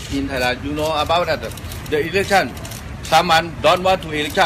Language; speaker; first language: English; non-native, learner; Thai